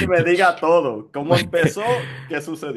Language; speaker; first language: Spanish; early bilingual, heritage; Spanish